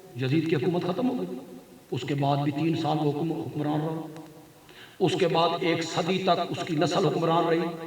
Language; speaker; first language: Urdu; non-native, local second language; Punjabi